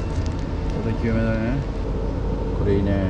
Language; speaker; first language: Japanese; non-native, fluent; Romanian